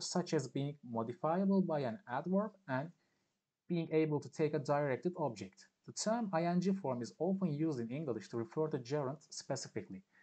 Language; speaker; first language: English; non-native, fluent; Turkish